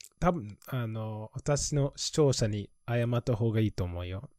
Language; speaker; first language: Japanese; non-native, fluent; English